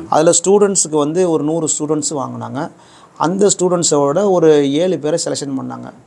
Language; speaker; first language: Tamil; native; Tamil